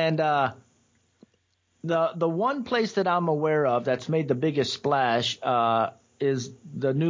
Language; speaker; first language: English; native; English